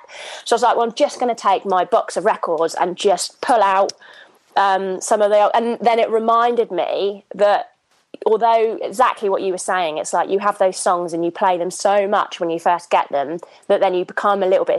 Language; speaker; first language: English; native; English